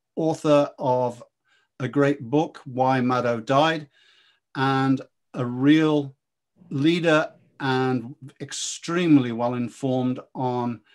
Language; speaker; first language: English; native; English